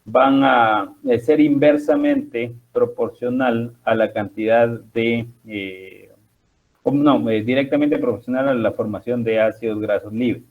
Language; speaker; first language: Spanish; native; Spanish